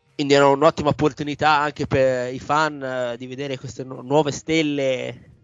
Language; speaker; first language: Italian; native; Italian